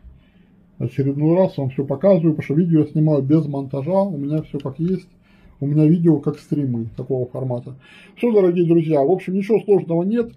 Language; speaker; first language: Russian; native; Russian